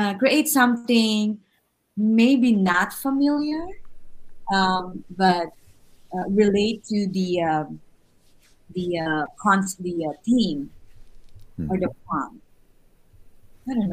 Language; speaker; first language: English; non-native, local second language; Filipino